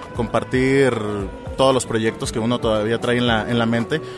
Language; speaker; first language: Spanish; native; Spanish